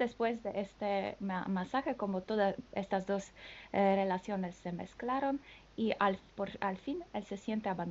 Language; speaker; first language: Spanish; non-native, fluent; French